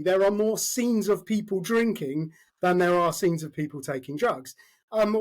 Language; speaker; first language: English; native; English